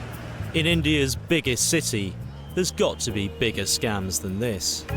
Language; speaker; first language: English; native; English